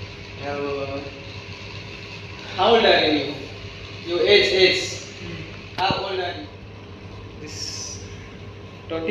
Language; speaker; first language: English; non-native, learner; Odia